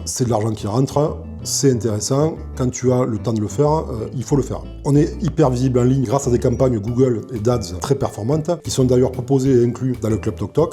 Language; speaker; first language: French; native; French